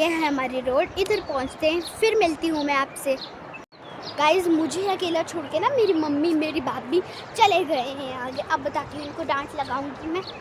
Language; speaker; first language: Hindi; native; Hindi